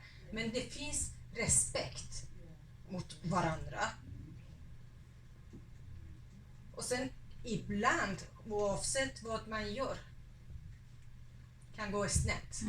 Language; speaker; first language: Swedish; non-native, fluent; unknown